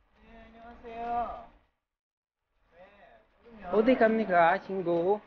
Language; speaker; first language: Korean; non-native, learner; Filipino